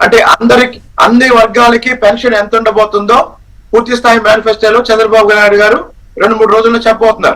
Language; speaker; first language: Telugu; native; Telugu